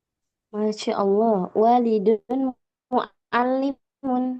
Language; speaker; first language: Arabic; non-native, fluent; Indonesian